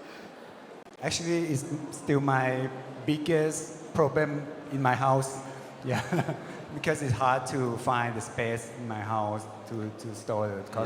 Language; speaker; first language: English; non-native, learner; Thai